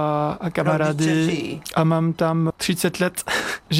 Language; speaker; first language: Czech; non-native, fluent; French